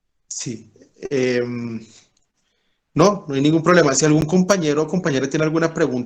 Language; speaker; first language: Spanish; native; Spanish